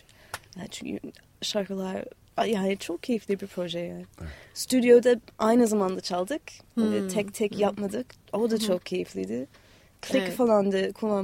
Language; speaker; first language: Turkish; non-native, learner; English